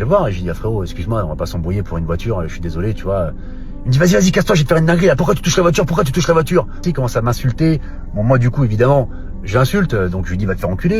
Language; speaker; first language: French; native; French